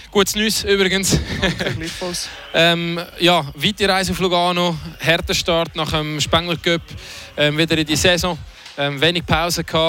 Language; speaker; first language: German; native; German